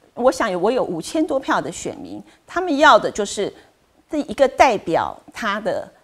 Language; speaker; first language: Chinese; native; Chinese